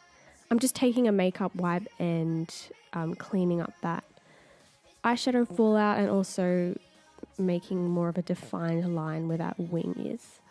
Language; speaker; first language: English; native; English